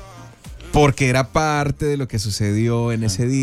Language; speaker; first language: Spanish; native; Spanish